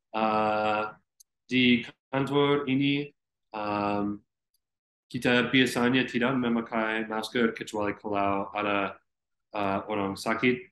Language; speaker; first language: Indonesian; non-native, learner; English